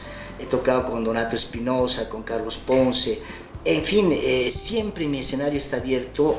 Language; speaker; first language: Spanish; native; Spanish